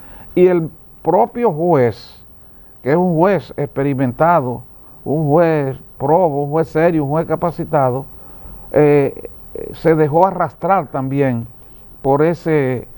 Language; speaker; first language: Spanish; native; Spanish